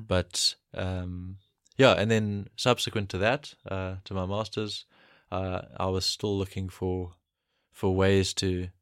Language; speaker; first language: English; native; English